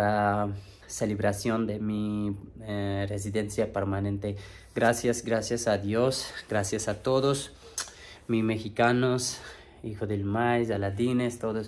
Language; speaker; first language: Spanish; non-native, learner; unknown